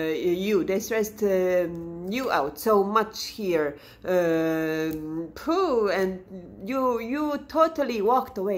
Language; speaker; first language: English; non-native, fluent; Serbian